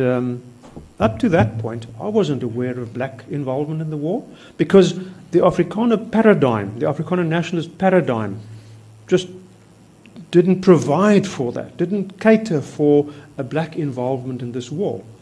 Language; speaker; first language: English; non-native, local second language; Afrikaans